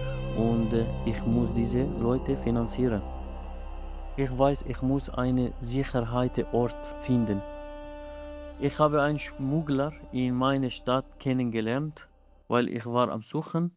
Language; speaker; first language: German; non-native, learner; Arabic